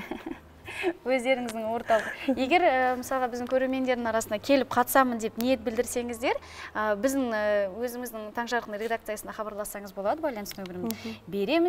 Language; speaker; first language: Kazakh; native; Kazakh